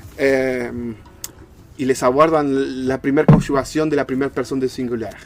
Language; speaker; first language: French; non-native, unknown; Spanish